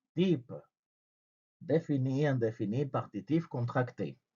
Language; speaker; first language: French; non-native, fluent; Spanish